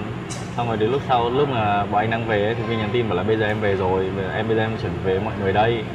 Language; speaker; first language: Vietnamese; native; Vietnamese